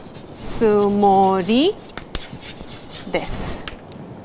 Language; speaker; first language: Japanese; non-native, fluent; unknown